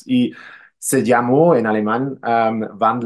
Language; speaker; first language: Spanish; non-native, fluent; German